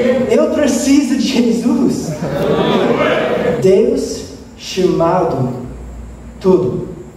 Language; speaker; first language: Portuguese; non-native, learner; English